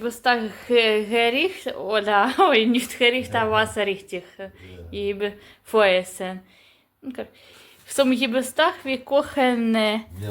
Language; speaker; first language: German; non-native, learner; Ukrainian